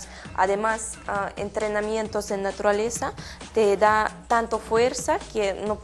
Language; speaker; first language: Spanish; non-native, learner; Russian